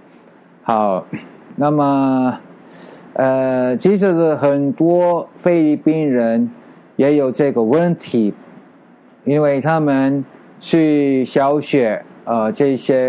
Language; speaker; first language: Chinese; non-native, learner; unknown